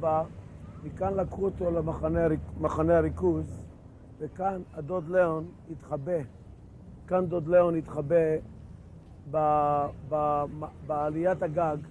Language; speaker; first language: Hebrew; non-native, fluent; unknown